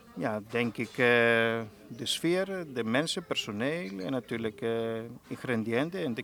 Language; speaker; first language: Dutch; non-native, fluent; Greek